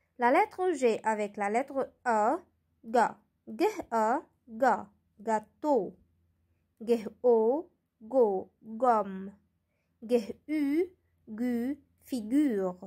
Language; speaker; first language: French; non-native, local second language; Arabic